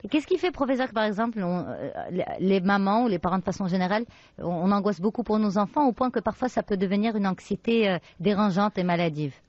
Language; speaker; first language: French; non-native, local second language; Arabic